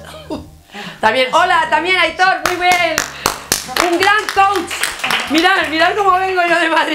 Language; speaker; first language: Spanish; native; Spanish